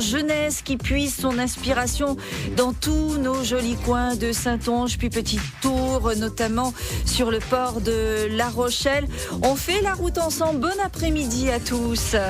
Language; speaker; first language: French; native; French